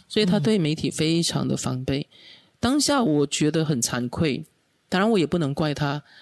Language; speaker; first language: Chinese; native; Chinese